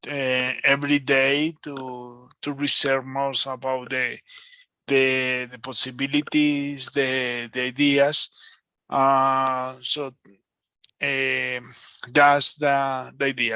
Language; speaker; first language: English; non-native, learner; Spanish